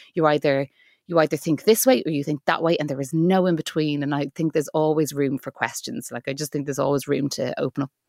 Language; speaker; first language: English; native; English